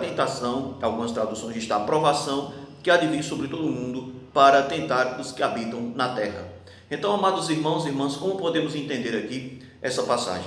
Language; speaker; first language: Portuguese; native; Portuguese